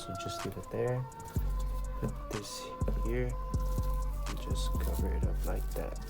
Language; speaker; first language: English; native; English